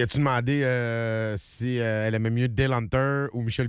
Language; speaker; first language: French; native; French